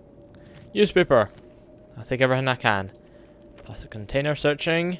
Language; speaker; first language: English; native; English